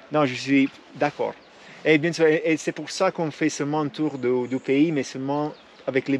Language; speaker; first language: French; non-native, learner; Italian